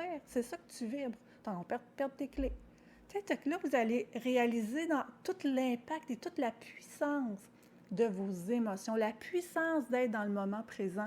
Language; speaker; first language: French; native; French